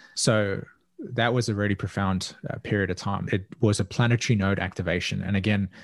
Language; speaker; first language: English; native; English